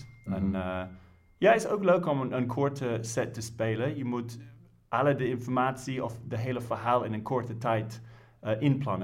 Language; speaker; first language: Dutch; non-native, fluent; English